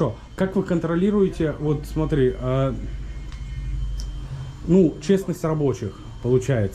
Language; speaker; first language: Russian; native; Russian